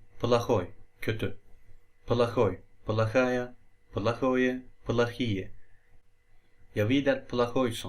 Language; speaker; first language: Russian; non-native, fluent; Turkish